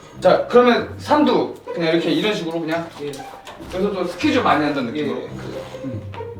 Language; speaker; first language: Korean; native; Korean